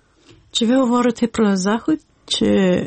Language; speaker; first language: Ukrainian; early bilingual, heritage; Ukrainian